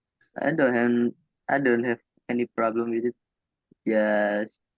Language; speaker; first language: English; non-native, learner; Indonesian